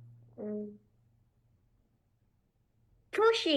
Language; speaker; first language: English; non-native, learner; Korean